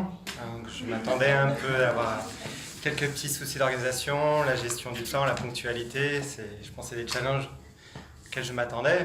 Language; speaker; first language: French; native; French